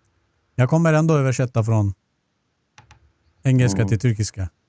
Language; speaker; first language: Swedish; non-native, fluent; Turkish